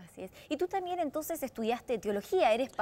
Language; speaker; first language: Spanish; native; Spanish